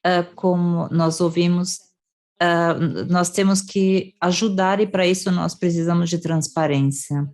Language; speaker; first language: Portuguese; non-native, fluent; German